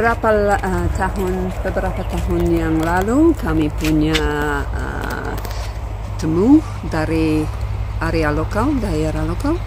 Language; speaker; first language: Indonesian; non-native, fluent; English